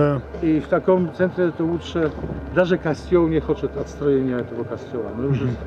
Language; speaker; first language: Russian; non-native, learner; Polish